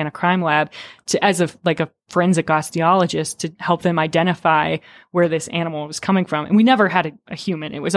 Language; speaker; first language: English; native; English